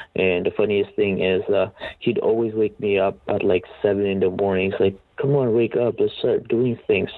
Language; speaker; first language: English; non-native, local second language; Filipino